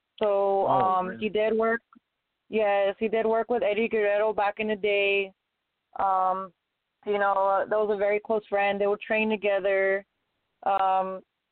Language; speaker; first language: English; native; English